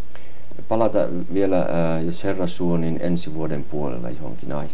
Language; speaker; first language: Finnish; native; Finnish